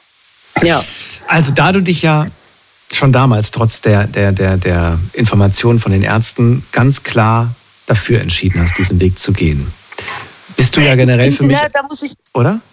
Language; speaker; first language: German; native; German